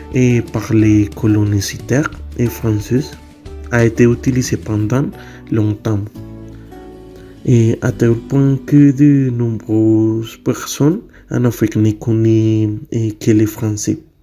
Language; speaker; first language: French; non-native, learner; Spanish